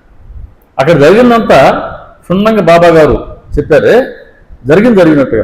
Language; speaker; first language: Telugu; native; Telugu